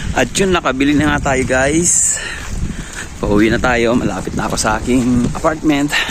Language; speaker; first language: Filipino; native; Filipino